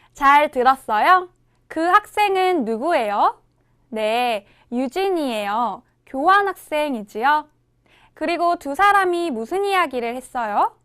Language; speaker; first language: Korean; native; Korean